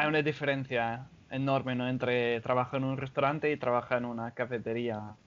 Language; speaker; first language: Spanish; non-native, fluent; English